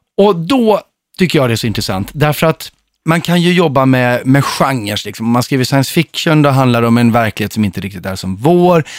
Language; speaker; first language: Swedish; native; Swedish